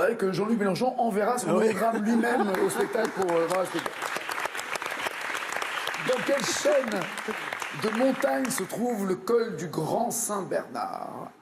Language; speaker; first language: French; native; French